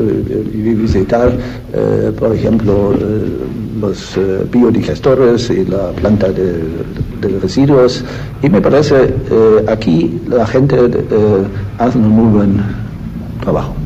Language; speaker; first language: Spanish; non-native, learner; German